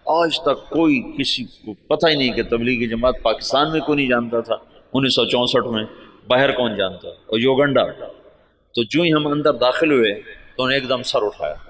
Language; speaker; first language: Urdu; non-native, local second language; Punjabi